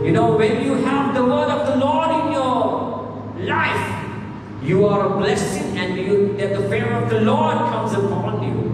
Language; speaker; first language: English; non-native, local second language; Sinhala